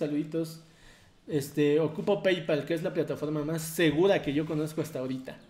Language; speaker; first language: Spanish; native; Spanish